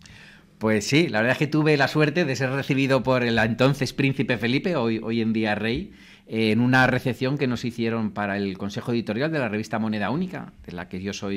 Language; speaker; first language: Spanish; native; Spanish